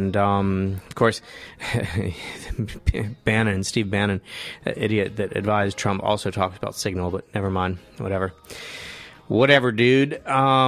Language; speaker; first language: English; native; English